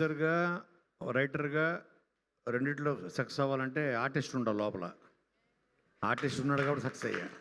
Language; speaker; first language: Telugu; native; Telugu